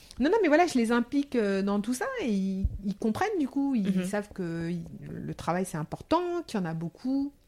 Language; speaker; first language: French; early bilingual, heritage; French